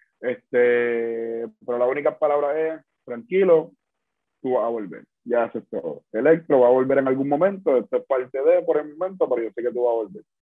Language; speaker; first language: Spanish; native; Spanish